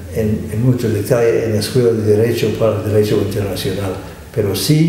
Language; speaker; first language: Spanish; non-native, fluent; English